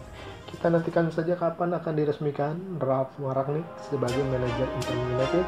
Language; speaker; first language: Indonesian; native; Indonesian